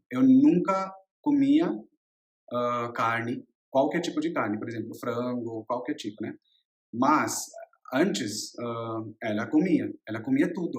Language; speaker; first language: Portuguese; non-native, learner; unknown